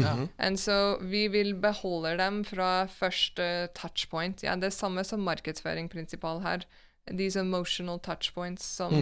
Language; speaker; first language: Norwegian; non-native, fluent; English